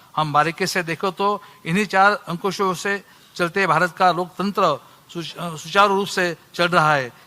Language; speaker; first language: Hindi; non-native, local second language; Marathi